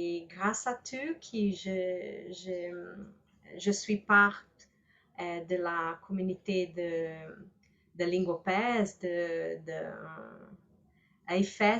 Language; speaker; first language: French; non-native, learner; Portuguese